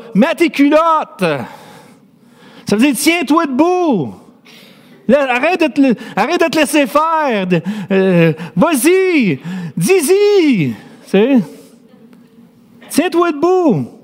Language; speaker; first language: French; native; French